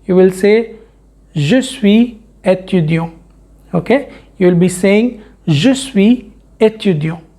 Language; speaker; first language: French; non-native, fluent; Hindi